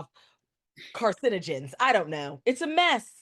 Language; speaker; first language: English; native; English